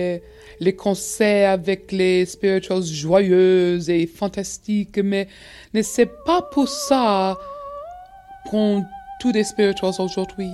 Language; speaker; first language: French; non-native, fluent; English